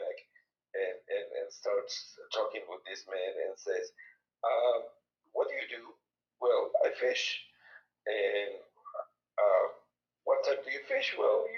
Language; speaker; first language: English; non-native, fluent; Spanish